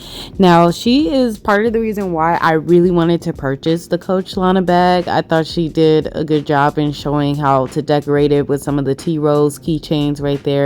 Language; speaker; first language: English; native; English